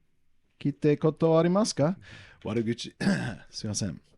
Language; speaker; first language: Japanese; non-native, learner; English